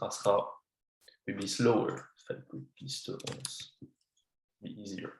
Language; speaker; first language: French; non-native, fluent; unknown